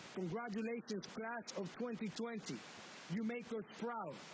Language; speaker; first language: English; early bilingual, other home language; Spanish